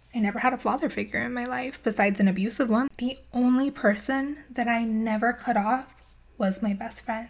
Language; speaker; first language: English; native; English